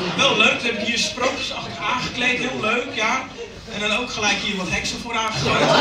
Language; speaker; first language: Dutch; early bilingual, other home language; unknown